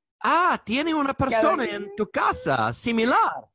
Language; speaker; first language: Spanish; non-native, learner; English